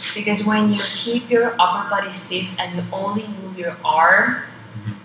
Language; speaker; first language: English; non-native, fluent; Estonian